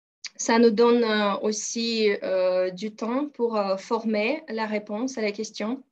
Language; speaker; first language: French; non-native, fluent; Russian